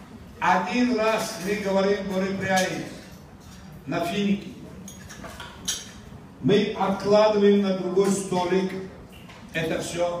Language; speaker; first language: Russian; non-native, local second language; Tajik